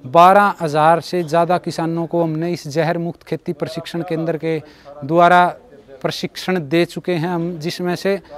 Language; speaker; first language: Hindi; native; Hindi